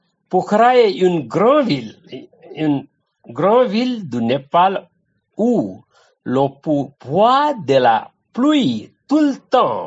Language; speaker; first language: French; non-native, learner; Nepali